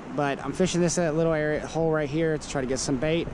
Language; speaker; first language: English; native; English